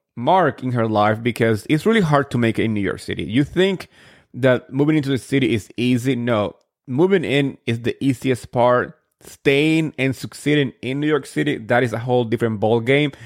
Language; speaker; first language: English; non-native, fluent; Spanish